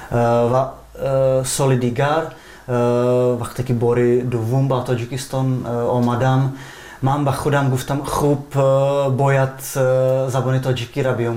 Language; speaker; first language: Persian; non-native, fluent; Czech